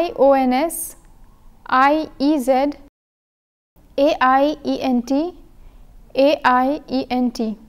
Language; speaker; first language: French; non-native, fluent; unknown